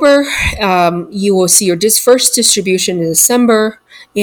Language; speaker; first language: English; non-native, fluent; Chinese